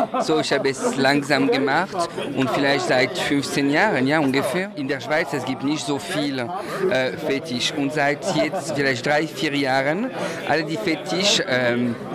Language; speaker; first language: German; non-native, local second language; French